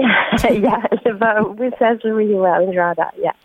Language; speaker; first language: English; non-native, fluent; French